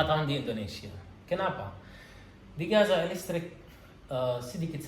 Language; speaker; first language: Indonesian; non-native, learner; Arabic